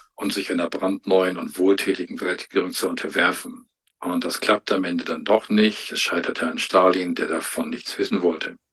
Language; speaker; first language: German; native; German